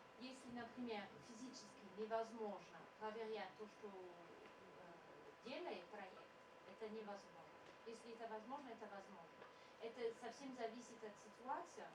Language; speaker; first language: Russian; non-native, fluent; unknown